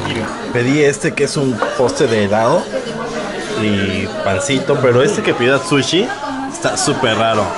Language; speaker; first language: Spanish; native; Spanish